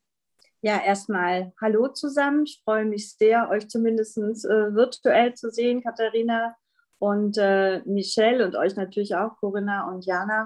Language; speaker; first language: German; native; German